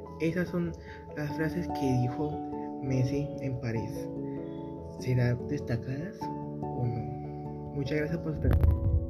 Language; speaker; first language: Spanish; native; Spanish